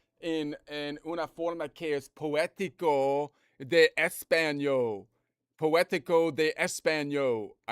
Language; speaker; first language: Spanish; non-native, learner; English